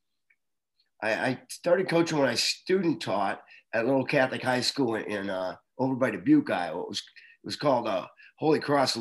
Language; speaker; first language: English; native; English